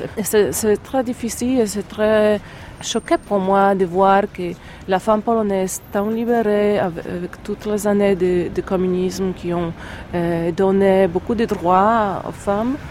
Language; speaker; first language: French; non-native, fluent; Polish